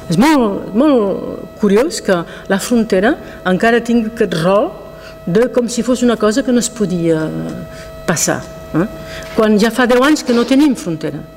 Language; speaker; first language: Catalan; non-native, local second language; French